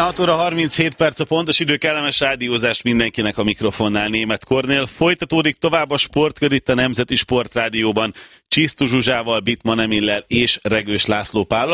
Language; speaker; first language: Hungarian; native; Hungarian